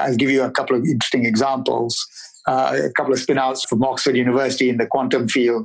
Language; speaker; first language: English; non-native, local second language; Tamil